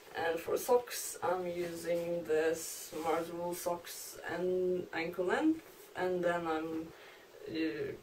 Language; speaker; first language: English; non-native, fluent; Polish